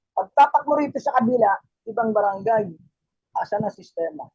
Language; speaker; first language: Filipino; native; Filipino